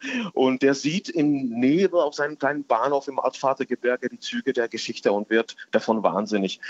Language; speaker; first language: German; non-native, fluent; Czech